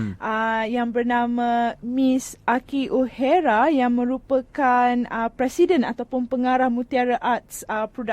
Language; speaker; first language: Malay; native; Malay